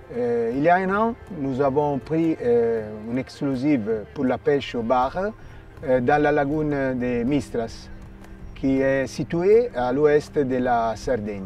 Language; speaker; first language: French; non-native, fluent; Italian